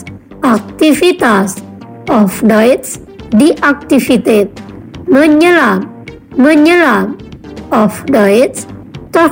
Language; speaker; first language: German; non-native, fluent; Indonesian